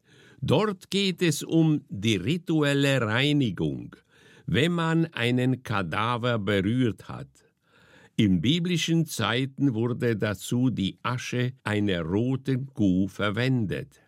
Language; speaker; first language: German; native; German